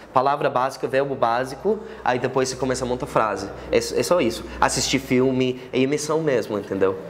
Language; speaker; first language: Portuguese; non-native, fluent; English